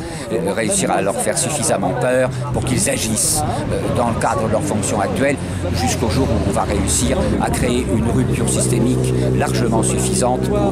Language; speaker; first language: French; native; French